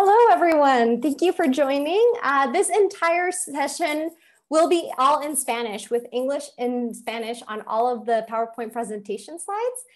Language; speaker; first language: English; early bilingual, other home language; Spanish